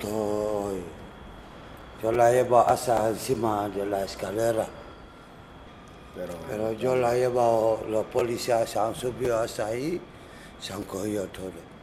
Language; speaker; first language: Spanish; non-native, learner; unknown